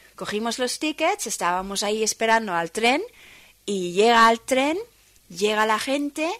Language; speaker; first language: Spanish; non-native, fluent; Dutch